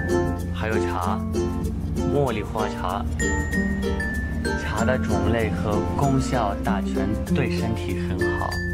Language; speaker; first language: Chinese; non-native, fluent; Spanish